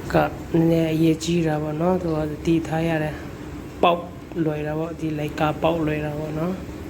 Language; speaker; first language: Burmese; non-native, local second language; Kachin